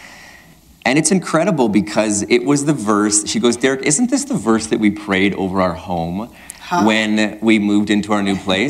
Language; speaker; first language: English; native; English